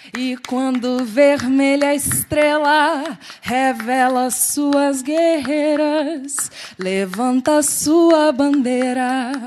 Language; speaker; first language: Portuguese; native; Portuguese